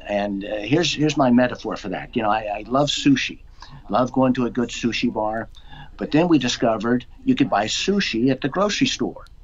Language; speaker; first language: English; native; English